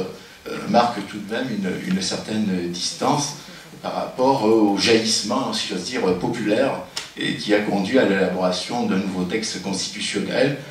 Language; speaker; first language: French; native; French